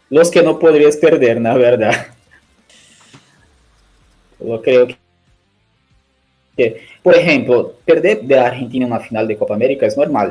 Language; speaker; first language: Spanish; non-native, learner; Portuguese